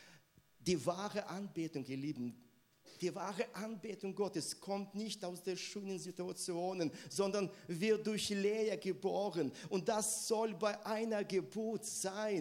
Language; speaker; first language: German; non-native, fluent; Russian